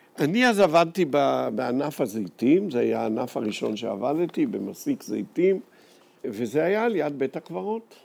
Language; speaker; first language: Hebrew; native; Hebrew